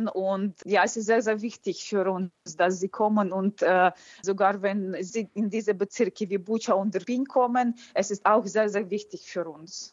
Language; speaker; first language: German; non-native, fluent; Ukrainian